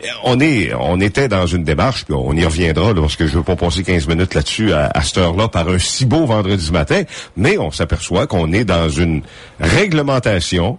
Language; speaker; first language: French; native; French